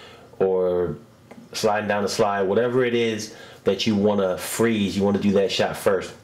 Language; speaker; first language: English; native; English